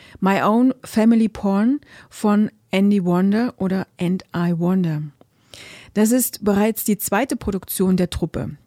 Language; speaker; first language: German; native; German